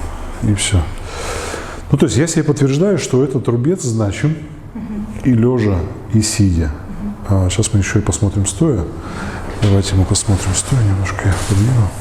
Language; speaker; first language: Russian; native; Russian